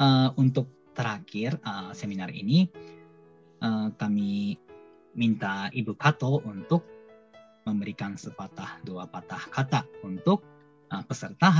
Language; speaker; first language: Indonesian; non-native, fluent; Japanese